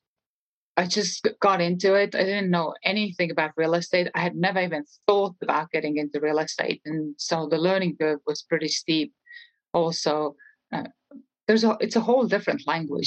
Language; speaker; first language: English; non-native, fluent; Estonian